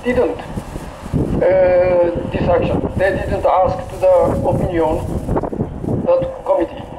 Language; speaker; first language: English; non-native, learner; Japanese